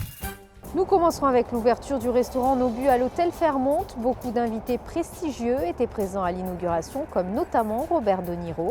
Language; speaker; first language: French; native; French